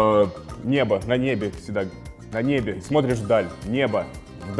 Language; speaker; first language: Russian; native; Russian